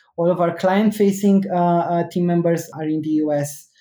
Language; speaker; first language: English; non-native, fluent; Romanian